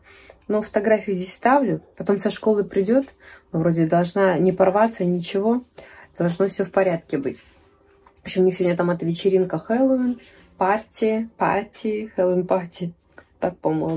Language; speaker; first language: Russian; native; Russian